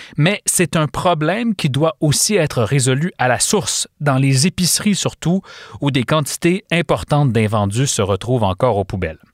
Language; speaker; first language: French; native; French